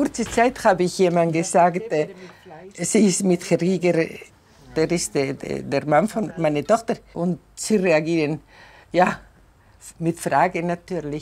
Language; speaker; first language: German; non-native, fluent; Spanish